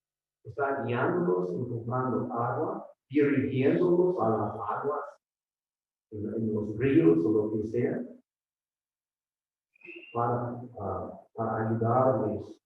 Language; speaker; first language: Spanish; non-native, fluent; English